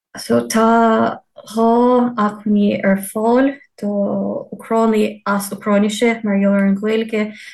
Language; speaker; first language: Irish; non-native, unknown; Ukrainian